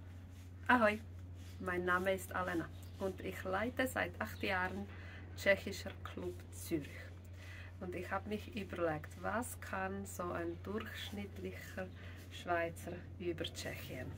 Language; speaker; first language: German; non-native, fluent; Czech